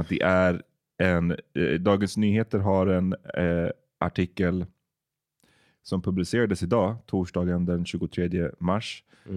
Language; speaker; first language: Swedish; native; Swedish